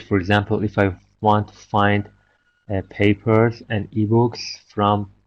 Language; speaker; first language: English; non-native, fluent; Persian